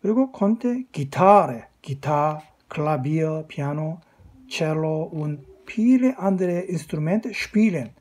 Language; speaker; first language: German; non-native, fluent; Korean